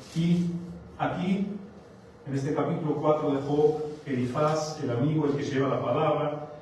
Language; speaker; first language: Spanish; non-native, fluent; German